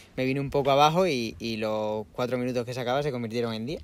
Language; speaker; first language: Spanish; native; Spanish